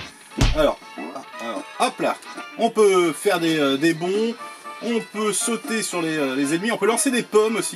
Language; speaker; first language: French; native; French